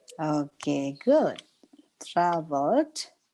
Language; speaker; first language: English; non-native, local second language; Indonesian